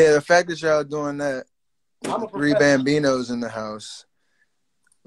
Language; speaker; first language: English; native; English